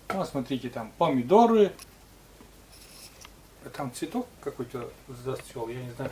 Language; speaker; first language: Russian; native; Russian